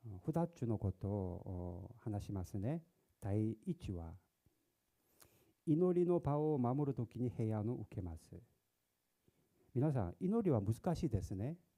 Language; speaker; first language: Japanese; non-native, learner; Korean